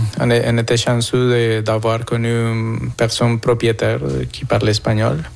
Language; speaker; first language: French; non-native, fluent; Spanish